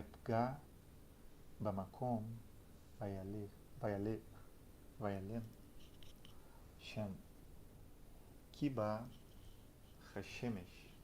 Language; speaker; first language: Hebrew; non-native, learner; Portuguese